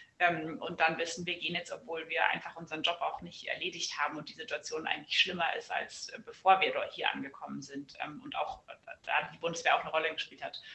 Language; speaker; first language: German; native; German